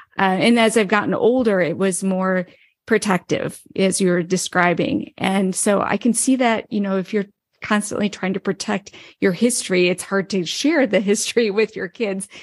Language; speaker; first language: English; native; English